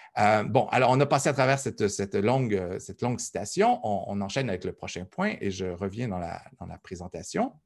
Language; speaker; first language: French; native; French